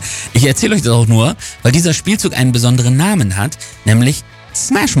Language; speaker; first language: German; native; German